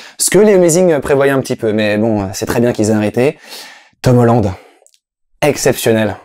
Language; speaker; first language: French; native; French